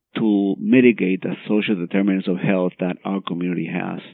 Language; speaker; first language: English; non-native, fluent; Spanish